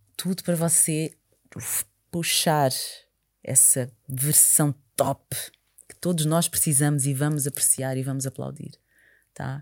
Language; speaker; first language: Portuguese; native; Portuguese